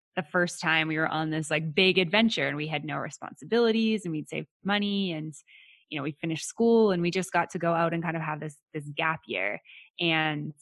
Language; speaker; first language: English; native; English